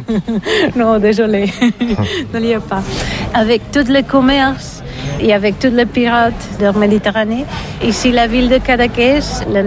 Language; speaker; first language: French; non-native, learner; Catalan